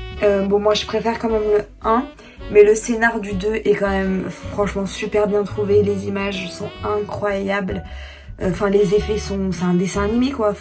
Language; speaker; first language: French; native; French